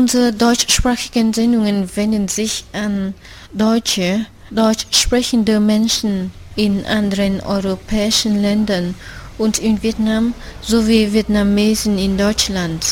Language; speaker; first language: German; non-native, fluent; Vietnamese